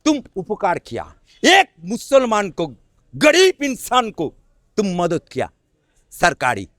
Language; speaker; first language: Hindi; non-native, local second language; Bangla